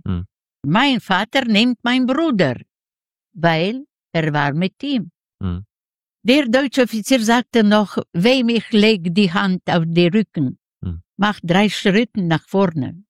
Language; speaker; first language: German; non-native, learner; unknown